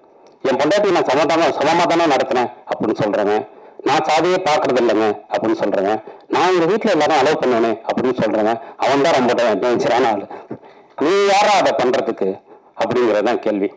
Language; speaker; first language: Tamil; native; Tamil